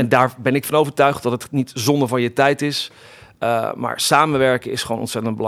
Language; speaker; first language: Dutch; native; Dutch